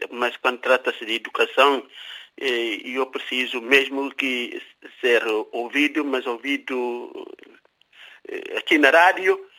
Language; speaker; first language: Portuguese; non-native, local second language; Upper Guinea Crioulo